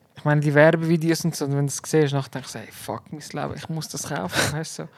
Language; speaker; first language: German; native; German